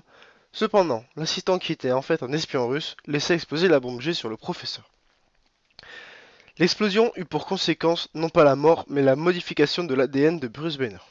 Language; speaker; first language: French; native; French